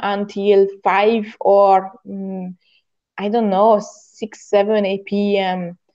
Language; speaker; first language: English; non-native, learner; Hungarian